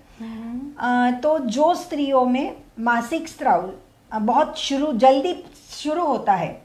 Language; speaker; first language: Hindi; non-native, local second language; Gujarati